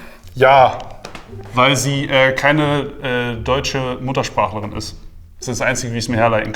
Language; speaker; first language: German; native; German